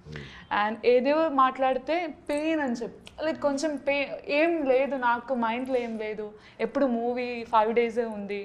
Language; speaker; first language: Telugu; non-native, learner; Malayalam